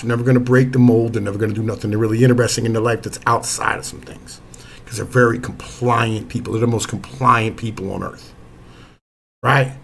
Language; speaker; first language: English; native; English